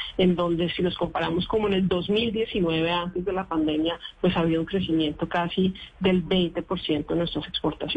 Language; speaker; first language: Spanish; native; Spanish